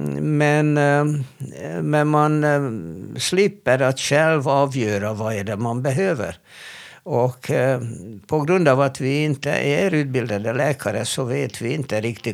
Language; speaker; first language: Swedish; non-native, fluent; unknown